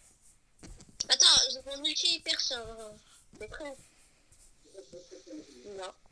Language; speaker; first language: French; native; French